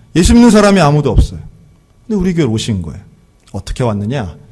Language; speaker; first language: Korean; native; Korean